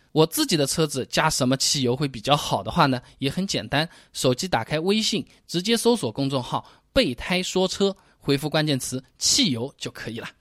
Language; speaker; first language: Chinese; native; Chinese